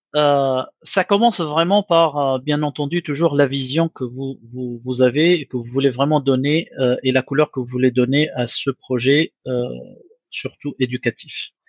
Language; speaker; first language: French; non-native, local second language; Arabic